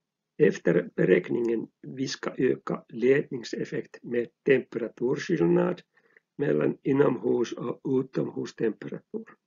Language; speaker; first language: Swedish; non-native, local second language; Finnish